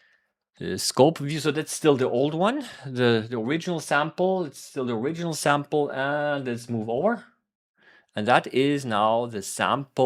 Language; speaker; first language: English; non-native, fluent; German